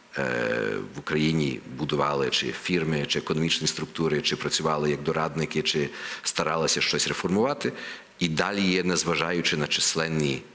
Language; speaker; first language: Ukrainian; early bilingual, heritage; Ukrainian